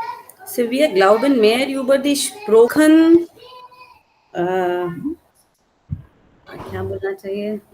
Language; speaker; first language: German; non-native, learner; Hindi